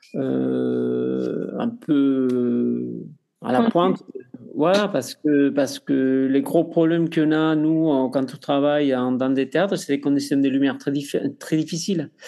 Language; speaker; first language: French; non-native, fluent; Spanish